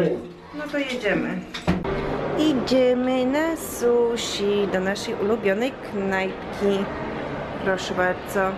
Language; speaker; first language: Polish; native; Polish